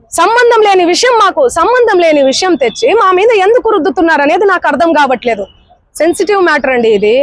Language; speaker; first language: Telugu; non-native, local second language; Lambadi